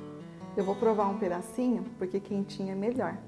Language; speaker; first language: Portuguese; native; Portuguese